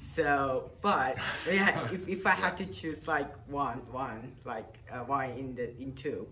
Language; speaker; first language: English; non-native, fluent; Japanese